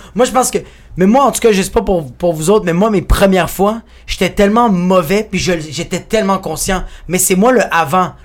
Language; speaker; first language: French; early bilingual, other home language; Spanish